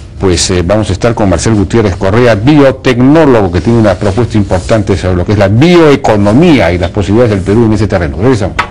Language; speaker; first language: Spanish; native; Spanish